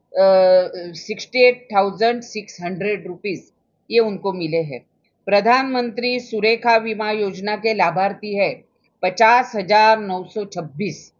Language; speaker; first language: Hindi; non-native, local second language; Marathi